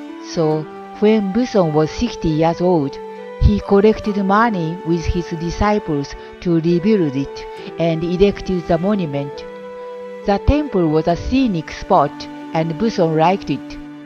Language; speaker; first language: English; non-native, fluent; Japanese